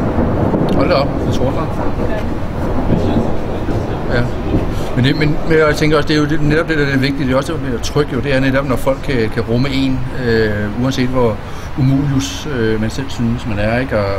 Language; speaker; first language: Danish; native; Danish